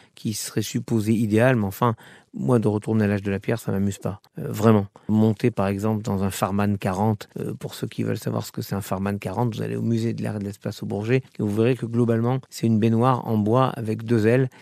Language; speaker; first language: French; native; French